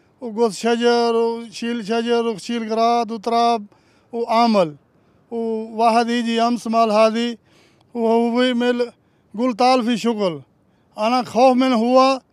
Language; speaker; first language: Arabic; non-native, learner; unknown